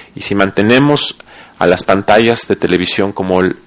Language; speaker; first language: Spanish; native; Spanish